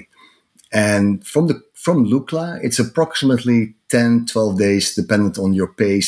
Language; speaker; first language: English; non-native, fluent; Dutch